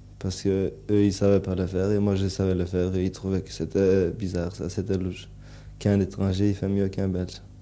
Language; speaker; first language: French; early bilingual, other home language; Turkish